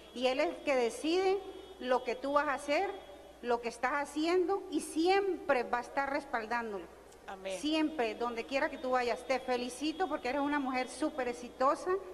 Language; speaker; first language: Spanish; native; Spanish